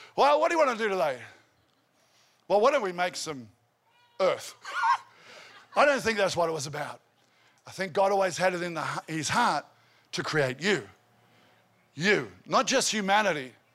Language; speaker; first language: English; native; English